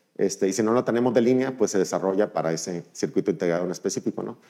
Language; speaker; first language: Spanish; native; Spanish